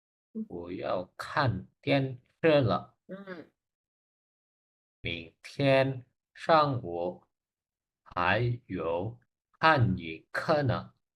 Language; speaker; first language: Chinese; non-native, learner; Indonesian